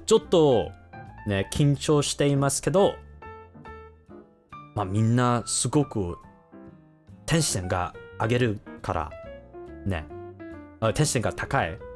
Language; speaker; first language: Japanese; non-native, learner; English